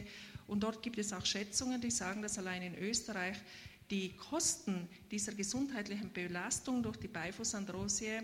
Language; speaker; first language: German; native; German